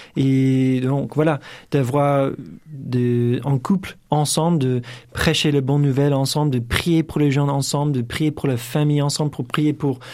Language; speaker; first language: French; non-native, fluent; English